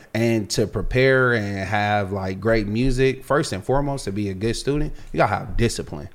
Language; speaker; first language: English; native; English